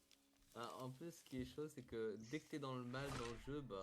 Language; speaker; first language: French; native; French